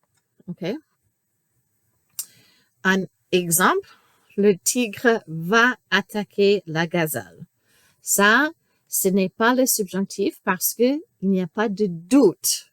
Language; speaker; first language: French; non-native, fluent; English